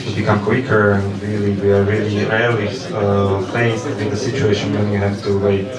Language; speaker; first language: English; non-native, fluent; Slovak